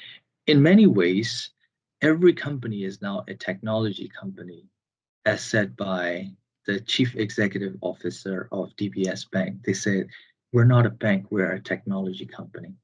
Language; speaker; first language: English; non-native, fluent; Burmese